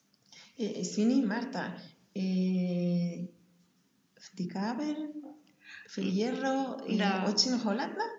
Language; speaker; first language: Russian; non-native, learner; German